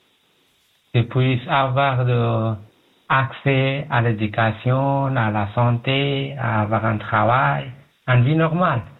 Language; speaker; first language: French; non-native, learner; Pashto